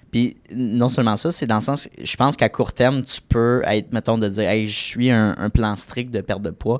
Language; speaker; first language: French; native; French